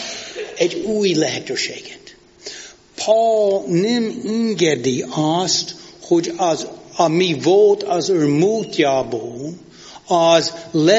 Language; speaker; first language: Hungarian; non-native, fluent; English